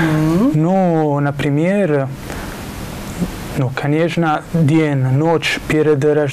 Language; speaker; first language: Russian; non-native, learner; Italian